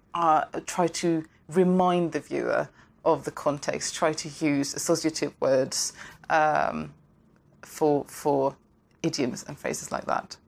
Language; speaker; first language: English; non-native, fluent; Norwegian